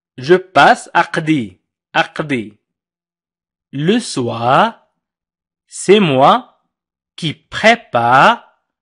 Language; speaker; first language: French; non-native, fluent; Arabic